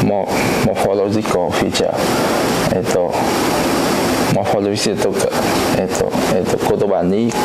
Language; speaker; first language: Japanese; non-native, learner; Cantonese